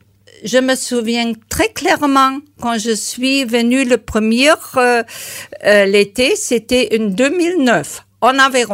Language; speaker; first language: French; non-native, learner; German